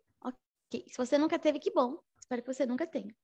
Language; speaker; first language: Portuguese; native; Portuguese